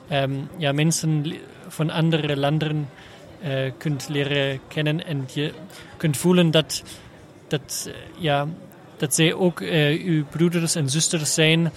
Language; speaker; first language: Dutch; non-native, learner; German